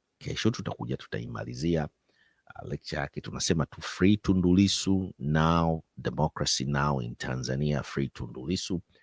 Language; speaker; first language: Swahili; native; Swahili